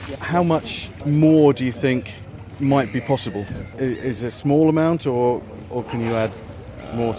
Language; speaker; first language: English; native; English